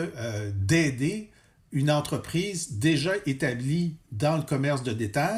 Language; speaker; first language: French; native; French